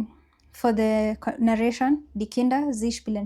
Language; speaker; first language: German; non-native, fluent; English